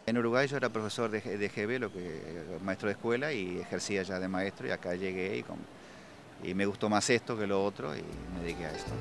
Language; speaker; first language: Spanish; native; Spanish